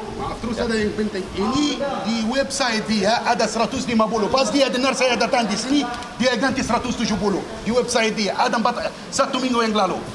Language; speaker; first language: Indonesian; non-native, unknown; Arabic